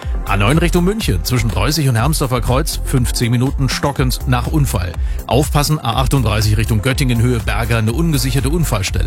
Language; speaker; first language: German; native; German